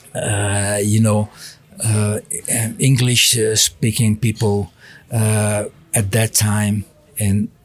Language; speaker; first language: English; non-native, learner; Italian